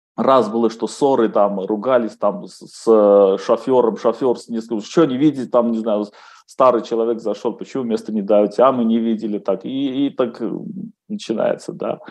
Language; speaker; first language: Russian; non-native, local second language; Armenian